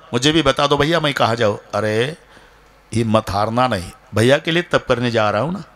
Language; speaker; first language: Hindi; non-native, local second language; Marathi